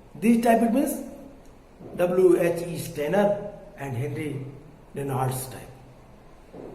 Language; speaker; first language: English; non-native, local second language; Hindi